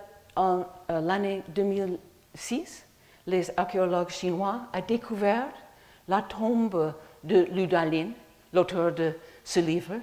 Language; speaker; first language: French; non-native, fluent; English